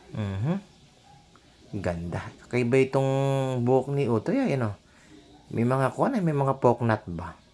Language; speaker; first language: Filipino; native; Filipino